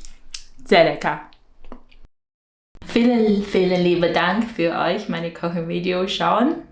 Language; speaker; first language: German; non-native, learner; Chinese